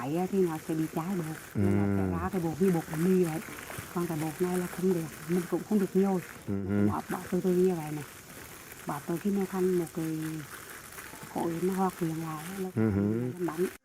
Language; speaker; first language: Vietnamese; native; Vietnamese